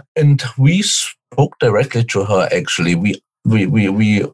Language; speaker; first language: English; non-native, fluent; Portuguese